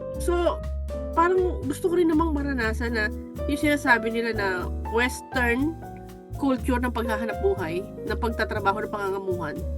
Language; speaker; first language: Filipino; native; Filipino